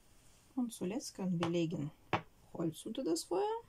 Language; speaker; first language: German; non-native, learner; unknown